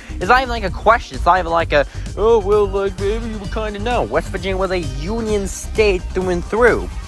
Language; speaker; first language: English; native; English